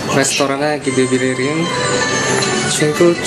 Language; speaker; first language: Turkish; non-native, learner; Indonesian